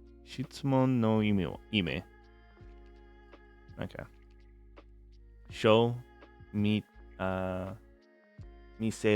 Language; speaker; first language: Japanese; non-native, learner; English